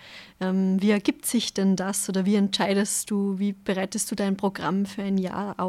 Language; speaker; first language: German; native; German